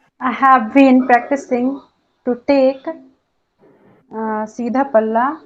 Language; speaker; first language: English; non-native, learner; Hindi